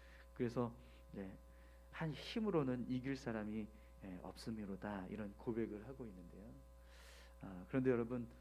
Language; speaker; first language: Korean; native; Korean